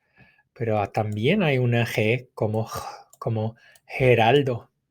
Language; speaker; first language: Spanish; non-native, fluent; English